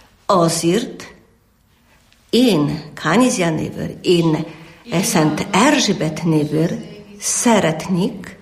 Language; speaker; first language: Hungarian; non-native, learner; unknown